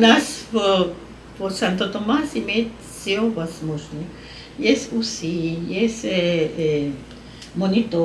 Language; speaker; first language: Russian; non-native, learner; Spanish